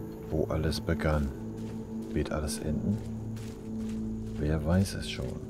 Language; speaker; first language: German; native; German